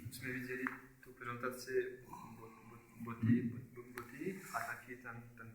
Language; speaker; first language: Czech; non-native, learner; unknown